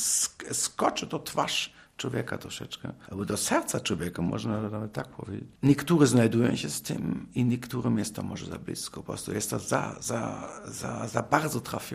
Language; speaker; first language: Polish; non-native, fluent; German